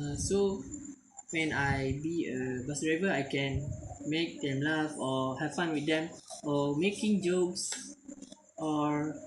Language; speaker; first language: English; non-native, learner; Malay